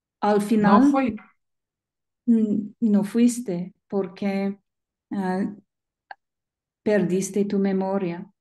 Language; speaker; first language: Spanish; non-native, learner; English